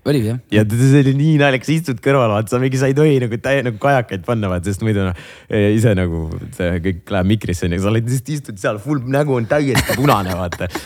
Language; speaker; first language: Estonian; non-native, local second language; Russian